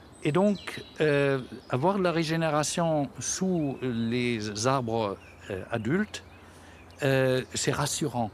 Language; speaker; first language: French; native; French